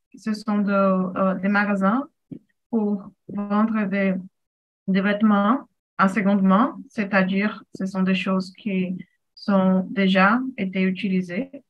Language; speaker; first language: French; non-native, fluent; Portuguese